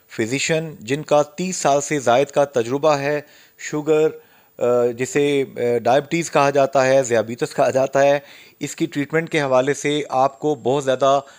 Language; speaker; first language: Urdu; non-native, local second language; Pahari-Potwari